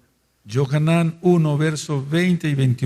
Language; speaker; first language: Spanish; native; Spanish